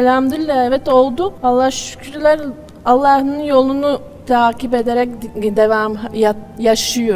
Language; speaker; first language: Turkish; non-native, learner; Latvian